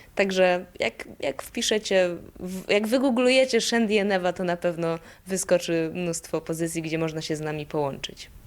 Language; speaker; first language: Polish; native; Polish